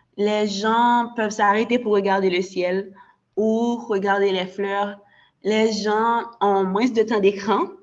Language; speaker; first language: French; non-native, local second language; Haitian Creole